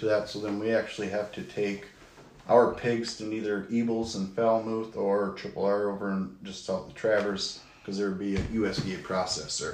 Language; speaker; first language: English; native; English